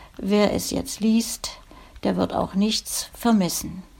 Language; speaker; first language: German; native; German